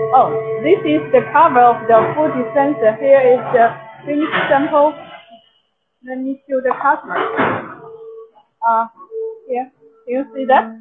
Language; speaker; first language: English; non-native, local second language; Chinese